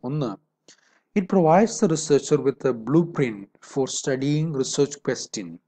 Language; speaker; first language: English; non-native, local second language; Malayalam